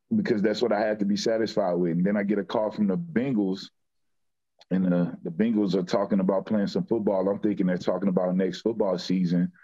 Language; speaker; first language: English; native; English